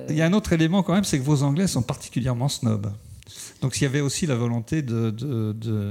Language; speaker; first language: French; native; French